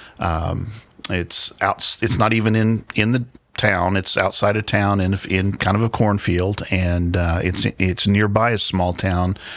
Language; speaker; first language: English; native; English